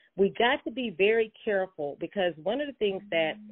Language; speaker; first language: English; native; English